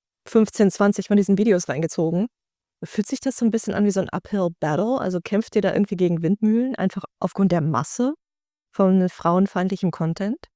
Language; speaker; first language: German; native; German